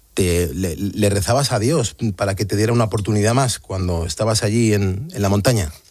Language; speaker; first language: Spanish; native; Spanish